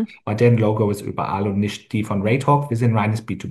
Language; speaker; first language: German; non-native, fluent; English